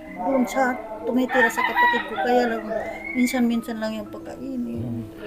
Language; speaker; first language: Filipino; non-native, local second language; Waray